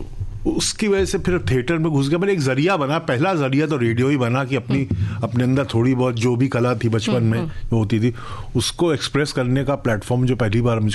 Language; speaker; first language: Hindi; native; Hindi